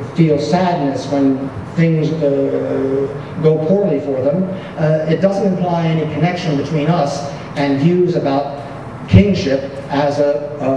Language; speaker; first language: English; native; English